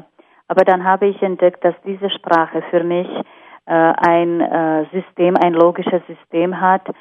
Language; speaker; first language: German; non-native, fluent; Slovak